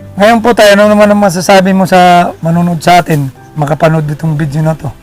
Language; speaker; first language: Filipino; non-native, local second language; Waray